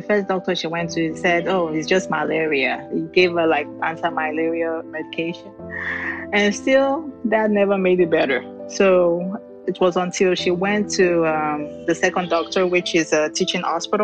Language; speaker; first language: English; non-native, local second language; Yoruba